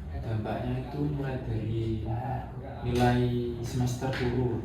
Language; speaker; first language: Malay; non-native, fluent; Indonesian